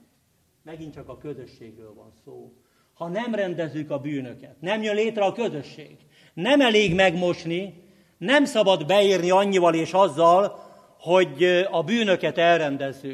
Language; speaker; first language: Hungarian; native; Hungarian